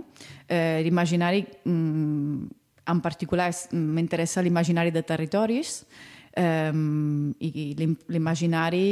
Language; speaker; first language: Catalan; non-native, fluent; Italian